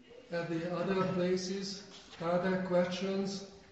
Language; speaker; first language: English; non-native, fluent; Hungarian